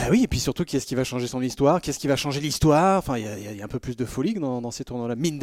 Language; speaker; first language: French; native; French